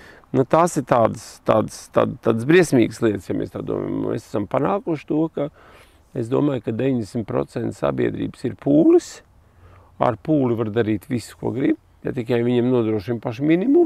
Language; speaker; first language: Latvian; native; Latvian